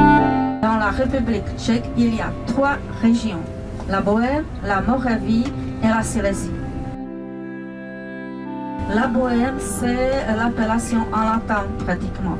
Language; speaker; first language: French; non-native, fluent; Czech